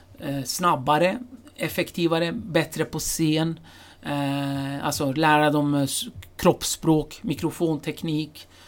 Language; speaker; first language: Swedish; early bilingual, other home language; Kurdish